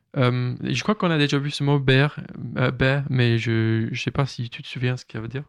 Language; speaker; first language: French; native; French